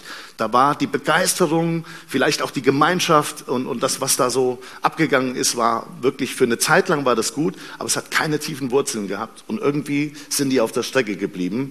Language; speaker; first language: German; native; German